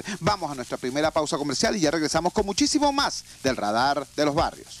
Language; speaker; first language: Spanish; native; Spanish